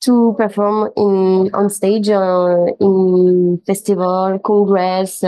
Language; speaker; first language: English; non-native, local second language; French